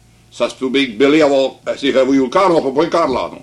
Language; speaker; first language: French; early bilingual, heritage; French